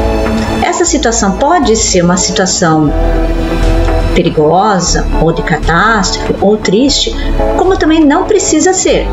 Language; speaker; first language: Portuguese; native; Portuguese